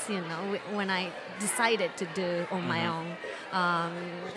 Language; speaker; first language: English; non-native, fluent; Japanese